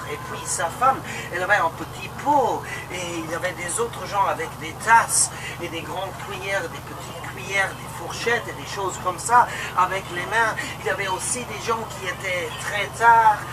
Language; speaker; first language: French; non-native, local second language; Luxembourgish